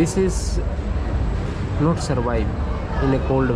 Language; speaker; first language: English; non-native, learner; Hindi